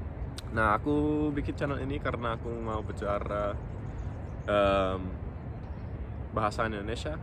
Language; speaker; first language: Indonesian; non-native, local second language; English